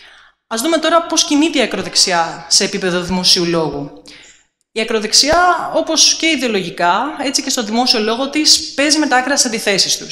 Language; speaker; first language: Greek; native; Greek